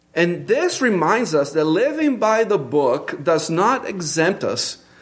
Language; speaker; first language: English; non-native, fluent; Portuguese